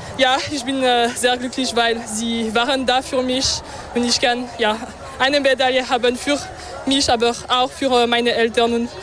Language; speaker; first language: German; non-native, local second language; French